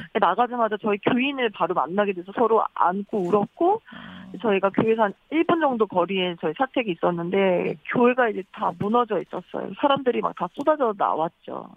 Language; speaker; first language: Korean; native; Korean